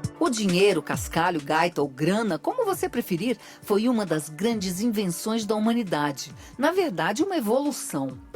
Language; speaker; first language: Portuguese; native; Portuguese